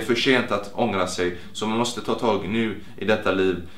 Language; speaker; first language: Swedish; native; Swedish